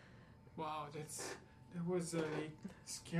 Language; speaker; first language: English; non-native, learner; Italian